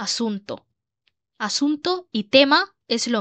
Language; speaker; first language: Spanish; non-native, learner; Bangla